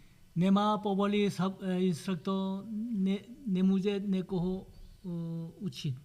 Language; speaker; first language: Czech; non-native, learner; Korean